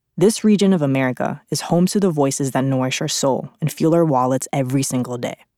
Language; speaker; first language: English; non-native, fluent; Spanish